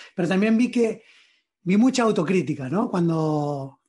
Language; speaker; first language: Spanish; native; Spanish